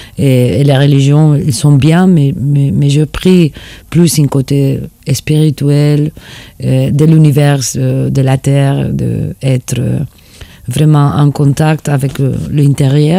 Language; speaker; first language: French; non-native, fluent; Spanish